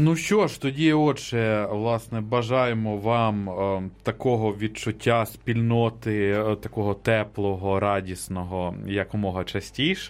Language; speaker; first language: Ukrainian; native; Ukrainian